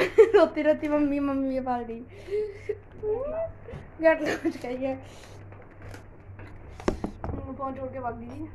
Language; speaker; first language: Hindi; native; Hindi